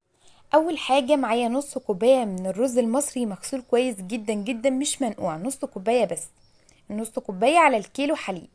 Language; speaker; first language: Arabic; native; Arabic